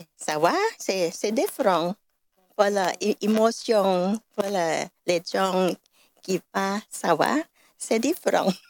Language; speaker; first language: French; non-native, learner; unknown